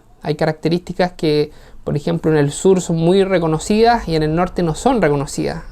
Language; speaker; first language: Spanish; native; Spanish